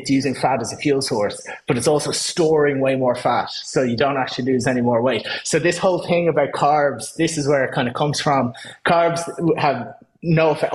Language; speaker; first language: English; native; English